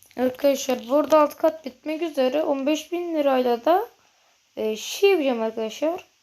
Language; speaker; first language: Turkish; native; Turkish